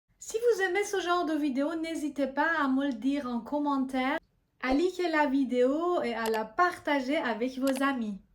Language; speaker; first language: French; non-native, fluent; Persian